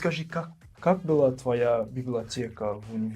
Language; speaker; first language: Russian; non-native, fluent; English